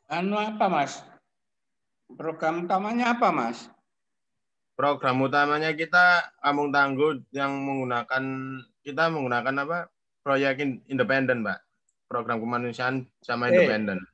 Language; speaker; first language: Indonesian; native; Indonesian